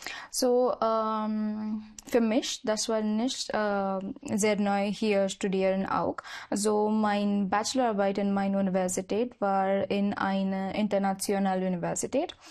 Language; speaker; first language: German; non-native, learner; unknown